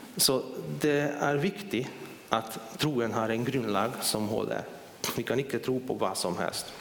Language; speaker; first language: Swedish; non-native, fluent; Hungarian